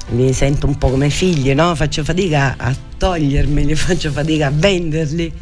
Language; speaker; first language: Italian; native; Italian